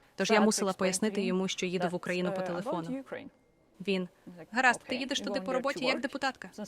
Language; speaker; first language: Ukrainian; non-native, fluent; Swedish